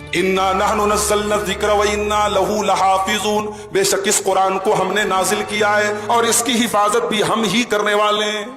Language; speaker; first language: Urdu; native; Urdu